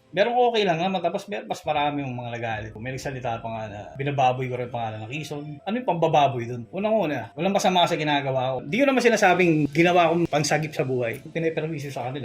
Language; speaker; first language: Filipino; native; Filipino